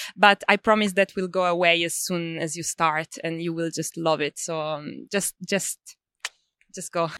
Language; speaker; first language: English; non-native, fluent; Italian